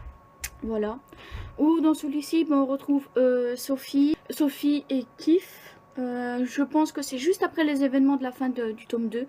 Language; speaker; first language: French; native; French